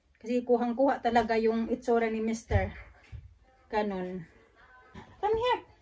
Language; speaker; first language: Filipino; native; Filipino